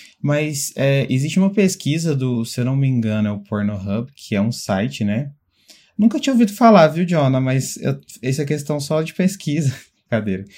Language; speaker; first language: Portuguese; native; Portuguese